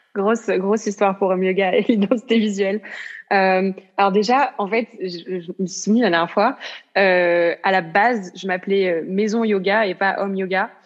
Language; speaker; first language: French; native; French